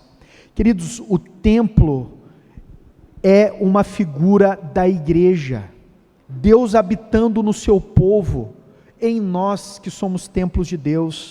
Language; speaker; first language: Portuguese; native; Portuguese